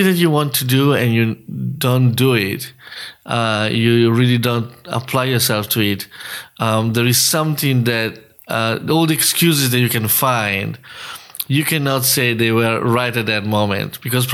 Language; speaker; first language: English; non-native, fluent; Italian